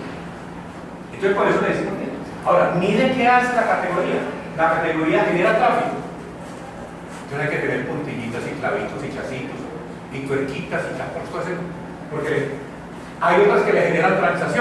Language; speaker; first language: Spanish; native; Spanish